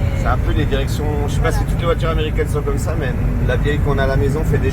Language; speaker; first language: French; native; French